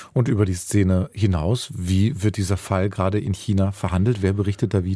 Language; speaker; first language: German; native; German